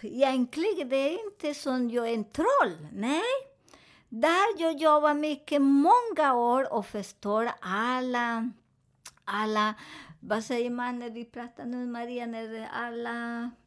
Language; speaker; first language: Swedish; non-native, fluent; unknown